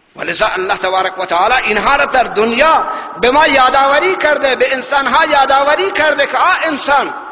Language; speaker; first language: Persian; non-native, local second language; Baluchi